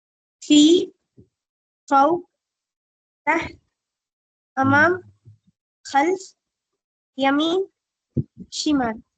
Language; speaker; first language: Arabic; non-native, learner; Tamil